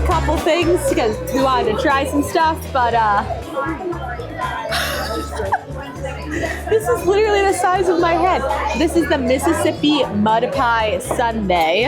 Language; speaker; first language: English; native; English